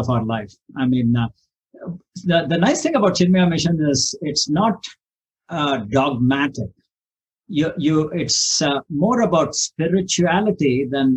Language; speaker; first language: English; non-native, local second language; Kannada